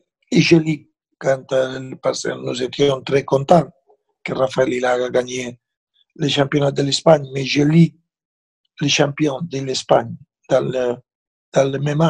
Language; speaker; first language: French; non-native, fluent; Spanish